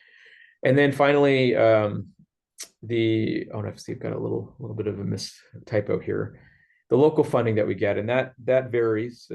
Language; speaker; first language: English; native; English